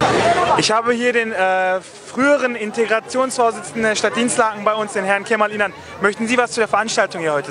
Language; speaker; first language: German; early bilingual, other home language; Turkish